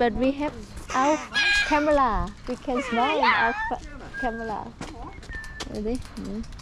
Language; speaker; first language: English; non-native, learner; Thai